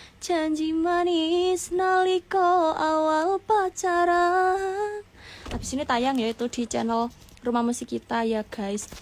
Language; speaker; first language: Indonesian; non-native, local second language; Javanese